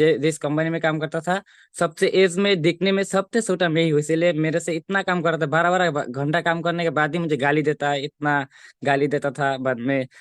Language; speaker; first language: Hindi; non-native, local second language; Bangla